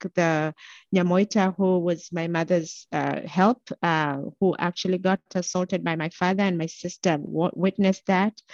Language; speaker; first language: English; non-native, local second language; Gusii